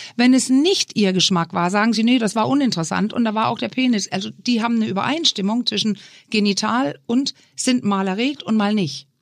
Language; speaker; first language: German; non-native, fluent; Danish